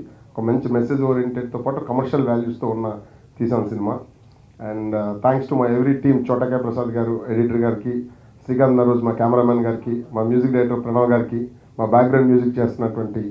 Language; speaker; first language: Telugu; native; Telugu